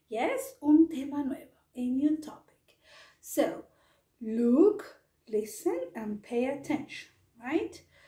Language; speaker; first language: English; non-native, fluent; Spanish